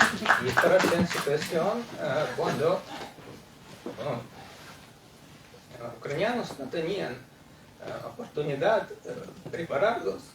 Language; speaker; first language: Spanish; non-native, fluent; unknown